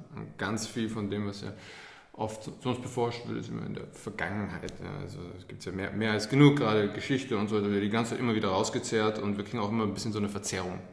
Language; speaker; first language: German; early bilingual, other home language; English